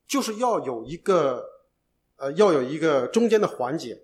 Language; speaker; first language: Chinese; native; Chinese